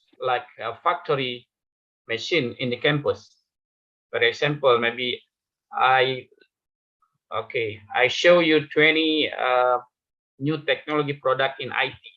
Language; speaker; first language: English; non-native, fluent; Indonesian